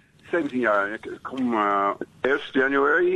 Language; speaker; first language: Dutch; non-native, fluent; English